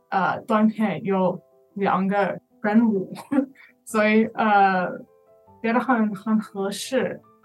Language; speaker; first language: Chinese; non-native, learner; English